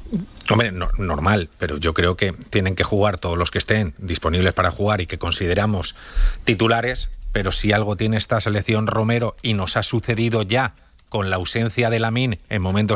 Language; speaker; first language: Spanish; native; Spanish